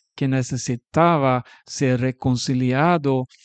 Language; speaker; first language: Spanish; non-native, fluent; Swedish